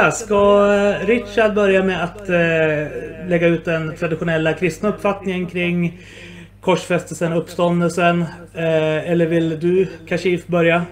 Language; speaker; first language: Swedish; native; Swedish